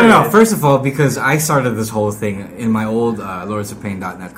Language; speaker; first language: English; non-native, local second language; Filipino